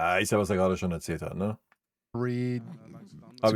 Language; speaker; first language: German; native; German